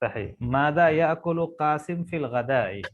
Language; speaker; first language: Arabic; non-native, fluent; Urdu